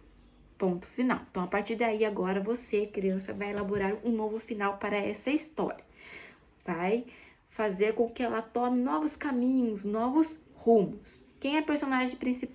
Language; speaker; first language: Portuguese; native; Portuguese